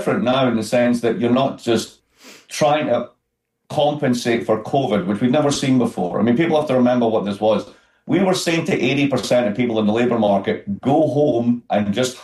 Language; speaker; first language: English; native; English